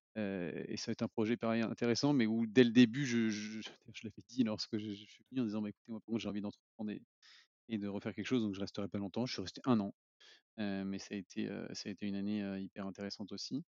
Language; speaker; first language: French; native; French